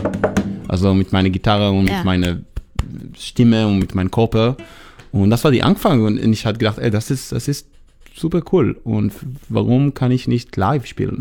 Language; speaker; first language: German; non-native, learner; Hebrew